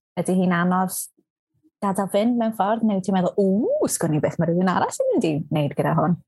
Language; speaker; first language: Welsh; native; Welsh